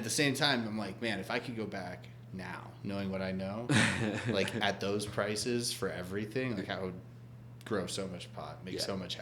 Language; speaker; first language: English; native; English